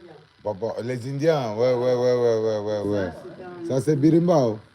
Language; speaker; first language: French; non-native, learner; Portuguese